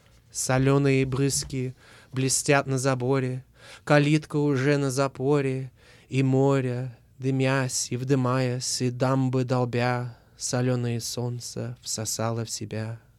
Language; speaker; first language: Russian; early bilingual, heritage; Russian